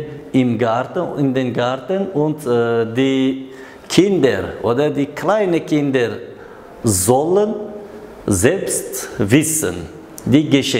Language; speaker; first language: German; non-native, learner; Uzbek